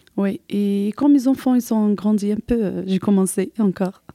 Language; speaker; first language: French; non-native, local second language; Arabic